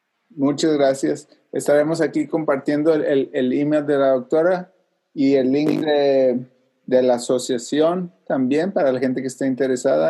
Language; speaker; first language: Spanish; native; Spanish